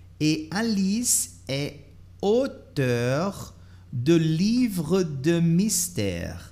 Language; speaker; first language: French; non-native, fluent; Portuguese